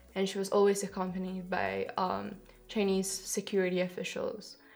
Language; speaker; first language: English; non-native, fluent; Kyrgyz